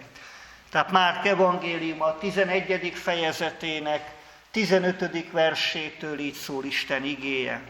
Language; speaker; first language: Hungarian; native; Hungarian